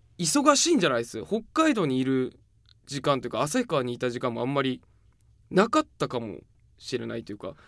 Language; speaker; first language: Japanese; native; Japanese